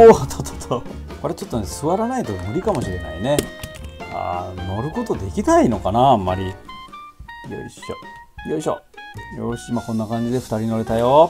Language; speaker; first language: Japanese; native; Japanese